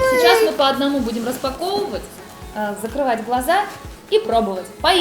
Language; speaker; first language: Russian; non-native, local second language; Tatar